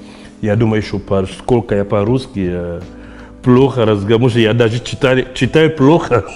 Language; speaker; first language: Russian; non-native, fluent; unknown